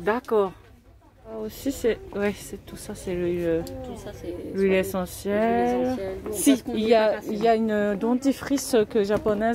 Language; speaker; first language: French; non-native, fluent; Japanese